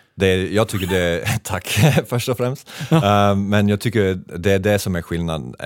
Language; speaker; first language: Swedish; non-native, fluent; German